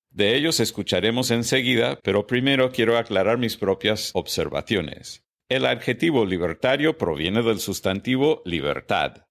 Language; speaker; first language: Spanish; non-native, fluent; English